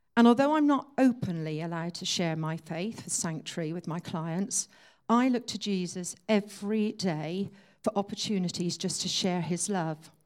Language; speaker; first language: English; native; English